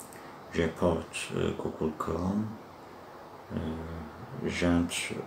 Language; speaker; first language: French; non-native, learner; Turkish